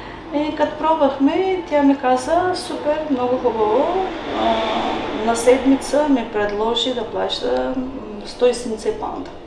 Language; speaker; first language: Bulgarian; non-native, local second language; Turkish